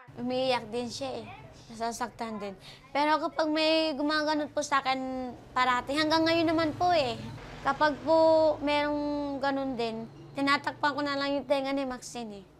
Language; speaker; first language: Filipino; native; Filipino